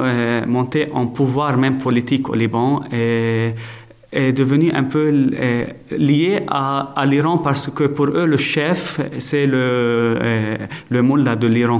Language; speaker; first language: French; non-native, local second language; Arabic